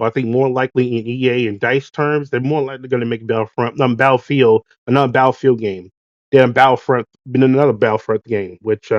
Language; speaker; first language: English; native; English